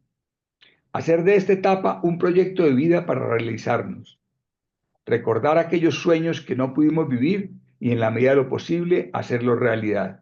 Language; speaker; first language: Spanish; native; Spanish